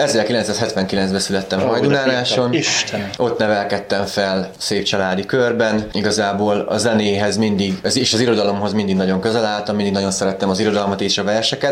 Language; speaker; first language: Hungarian; native; Hungarian